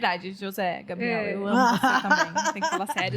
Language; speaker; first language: Portuguese; native; Portuguese